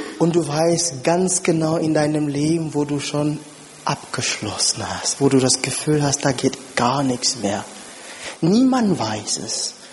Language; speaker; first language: German; non-native, fluent; French